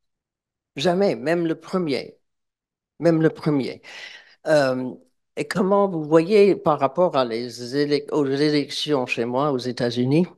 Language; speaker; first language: French; non-native, fluent; English